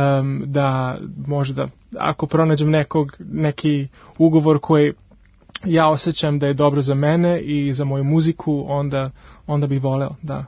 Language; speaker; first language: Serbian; early bilingual, heritage; Serbian